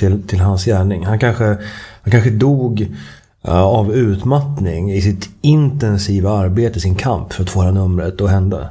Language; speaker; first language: Swedish; native; Swedish